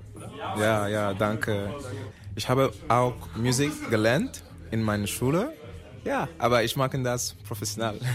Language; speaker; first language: German; non-native, learner; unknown